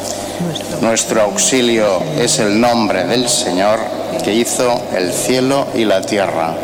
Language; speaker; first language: Spanish; native; Spanish